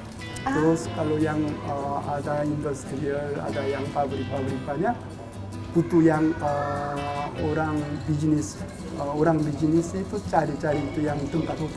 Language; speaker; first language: Indonesian; non-native, learner; Korean